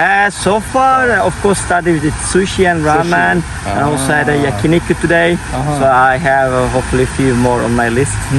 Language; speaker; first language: English; non-native, fluent; Turkish